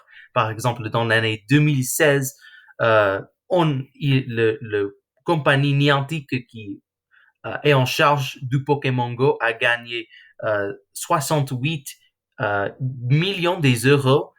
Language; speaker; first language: French; non-native, learner; English